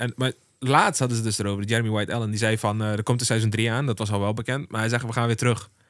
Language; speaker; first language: Dutch; early bilingual, other home language; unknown